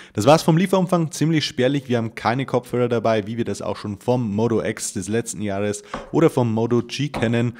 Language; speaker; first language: German; native; German